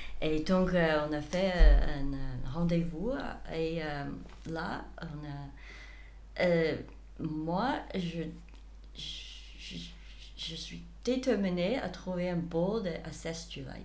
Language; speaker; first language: French; non-native, fluent; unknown